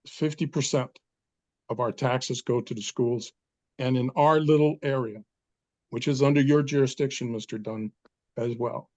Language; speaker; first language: English; non-native, fluent; Danish